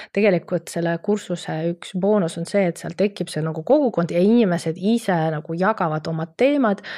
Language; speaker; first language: Estonian; non-native, local second language; Russian